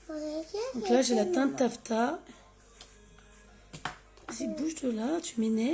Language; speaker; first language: French; native; French